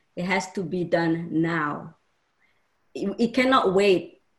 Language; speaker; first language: English; non-native, fluent; Indonesian